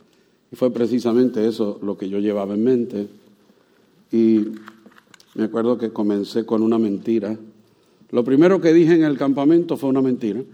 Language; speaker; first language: Spanish; native; Spanish